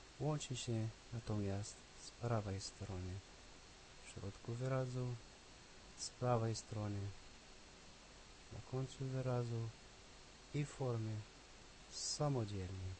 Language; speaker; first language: Polish; non-native, learner; Arabic